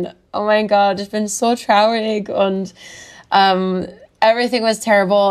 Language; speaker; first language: German; non-native, learner; English